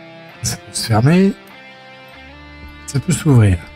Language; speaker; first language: French; native; French